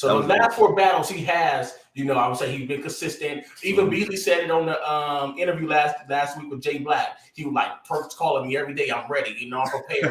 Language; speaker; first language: English; native; English